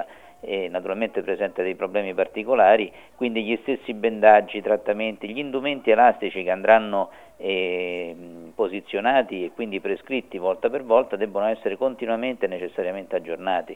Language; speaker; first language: Italian; native; Italian